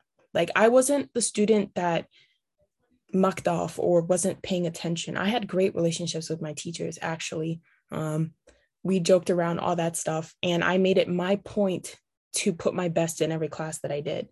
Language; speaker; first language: English; native; English